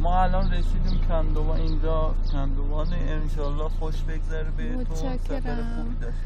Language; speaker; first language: Persian; native; Persian